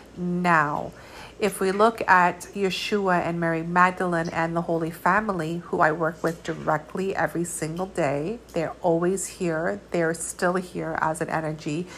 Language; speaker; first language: English; early bilingual, other home language; Georgian